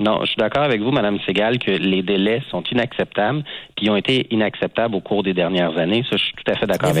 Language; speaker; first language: French; native; French